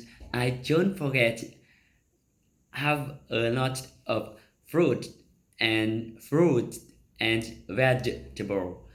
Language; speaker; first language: English; non-native, learner; Vietnamese